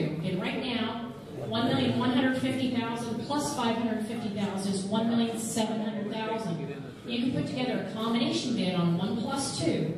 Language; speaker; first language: English; native; English